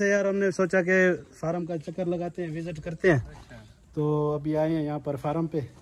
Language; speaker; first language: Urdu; non-native, local second language; Saraiki